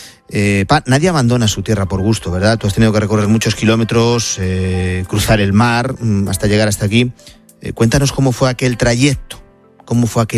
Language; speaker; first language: Spanish; native; Spanish